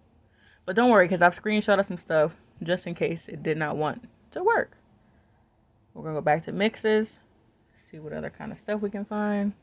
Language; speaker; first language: English; native; English